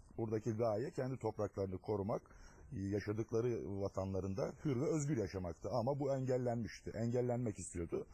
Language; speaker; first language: Turkish; non-native, local second language; Adyghe